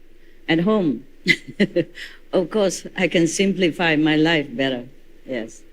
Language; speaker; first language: English; non-native, fluent; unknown